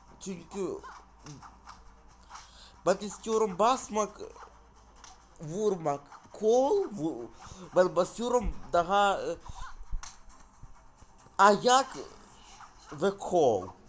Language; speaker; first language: Turkish; non-native, learner; Russian